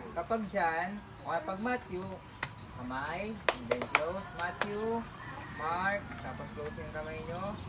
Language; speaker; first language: Filipino; non-native, local second language; Iloko